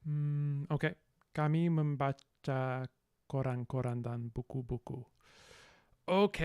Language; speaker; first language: Indonesian; non-native, learner; English